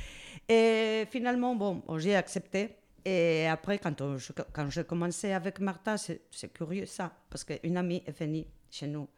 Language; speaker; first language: French; non-native, learner; Spanish